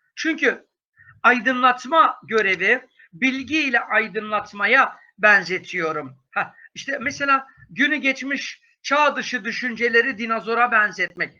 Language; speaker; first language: Turkish; native; Turkish